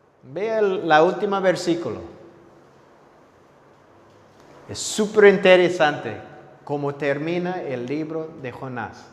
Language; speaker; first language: Spanish; non-native, fluent; English